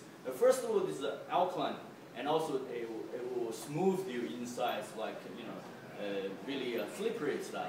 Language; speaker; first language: English; non-native, fluent; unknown